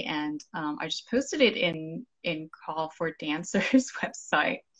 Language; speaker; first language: English; non-native, local second language; Cantonese